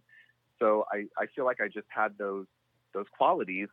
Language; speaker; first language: English; native; English